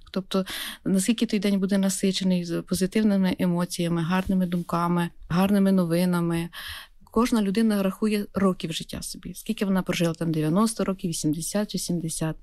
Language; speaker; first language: Ukrainian; native; Ukrainian